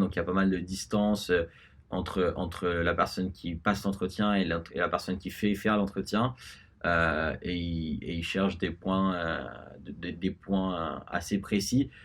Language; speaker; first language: French; early bilingual, other home language; Spanish